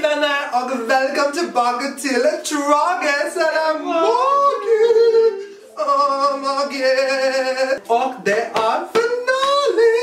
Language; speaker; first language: Swedish; non-native, fluent; English